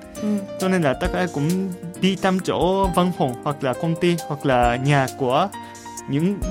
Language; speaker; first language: Vietnamese; non-native, fluent; Japanese